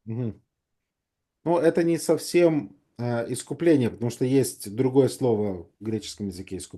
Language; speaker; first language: Russian; native; Russian